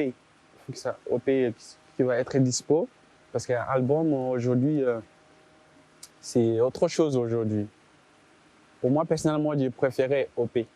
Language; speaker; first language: French; non-native, learner; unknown